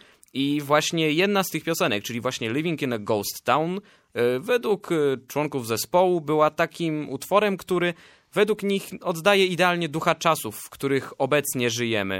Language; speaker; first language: Polish; native; Polish